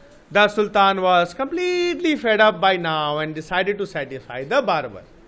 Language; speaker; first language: English; non-native, local second language; Bangla